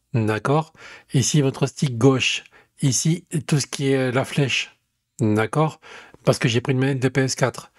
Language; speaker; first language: French; native; French